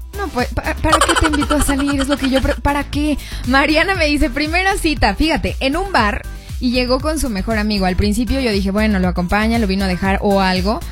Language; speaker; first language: Spanish; native; Spanish